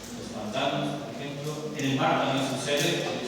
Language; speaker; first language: Spanish; native; Spanish